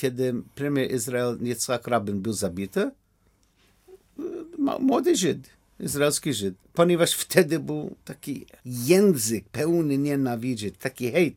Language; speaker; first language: Polish; non-native, learner; English